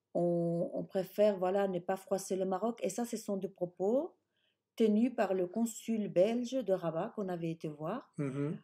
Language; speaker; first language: French; early bilingual, other home language; Spanish